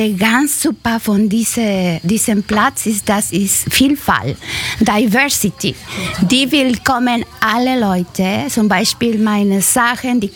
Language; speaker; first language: German; non-native, learner; Spanish